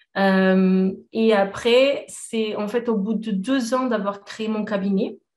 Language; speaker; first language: French; non-native, fluent; Portuguese